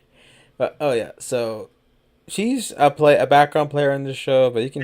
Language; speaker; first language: English; native; English